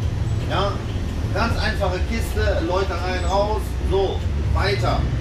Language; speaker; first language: German; native; German